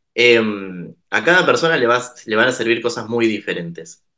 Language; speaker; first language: Spanish; native; Spanish